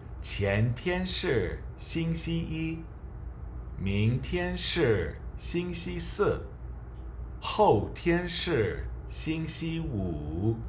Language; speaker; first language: Chinese; non-native, fluent; English